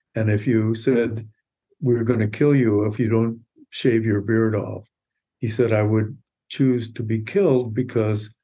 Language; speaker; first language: English; native; English